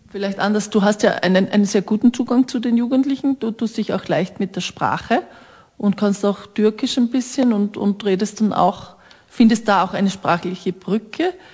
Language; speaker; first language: German; native; German